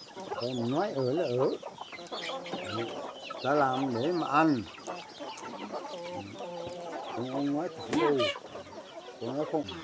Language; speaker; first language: Vietnamese; native; Vietnamese